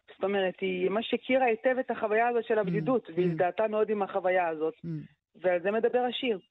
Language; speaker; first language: Hebrew; early bilingual, other home language; Arabic